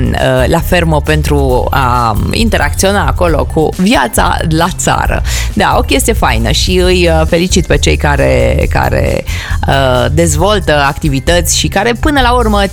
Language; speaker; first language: Romanian; native; Romanian